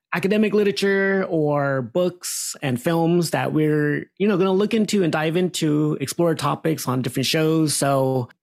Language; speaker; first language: English; native; English